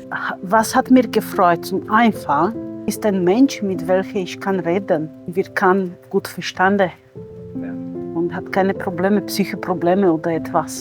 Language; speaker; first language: German; non-native, learner; Romanian